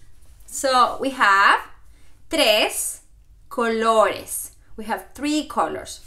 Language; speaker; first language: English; non-native, fluent; Spanish